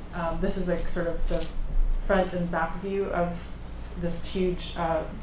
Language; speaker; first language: English; native; English